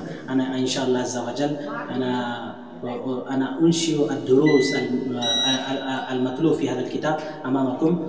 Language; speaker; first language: Arabic; non-native, fluent; Urdu